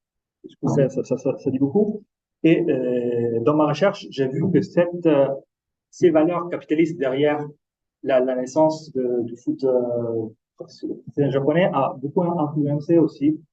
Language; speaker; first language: French; non-native, fluent; Italian